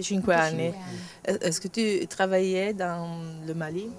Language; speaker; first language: French; non-native, fluent; Italian